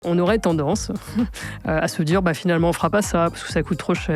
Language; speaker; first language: French; native; French